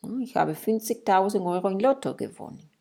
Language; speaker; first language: German; non-native, fluent; Spanish